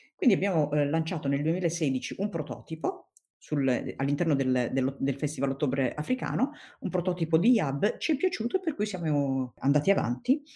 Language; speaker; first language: Italian; non-native, fluent; Tigrinya